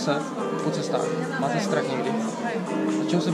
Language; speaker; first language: Czech; native; Czech